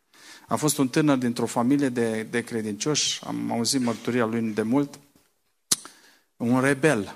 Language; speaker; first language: Romanian; native; Romanian